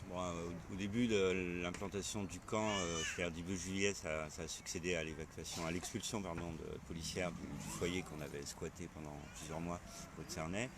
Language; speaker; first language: French; native; French